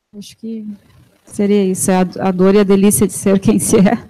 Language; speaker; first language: Portuguese; native; Portuguese